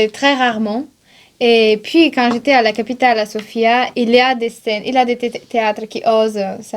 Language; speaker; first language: French; non-native, fluent; Bulgarian